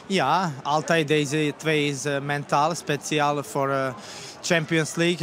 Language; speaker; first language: Dutch; non-native, learner; Serbian